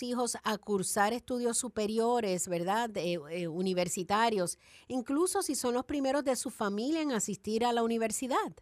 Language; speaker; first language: Spanish; native; Spanish